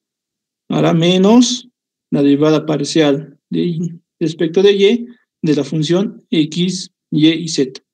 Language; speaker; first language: Spanish; native; Spanish